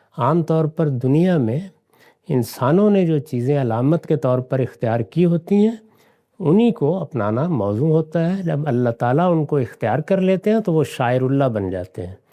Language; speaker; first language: Urdu; non-native, local second language; Punjabi